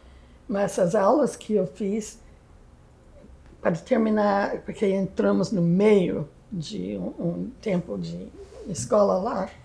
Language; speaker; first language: Portuguese; non-native, fluent; English